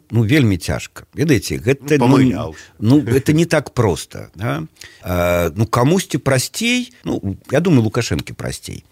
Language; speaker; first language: Belarusian; native; Belarusian